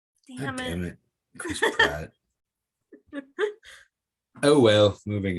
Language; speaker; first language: English; native; English